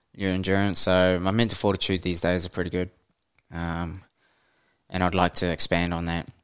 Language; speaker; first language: English; native; English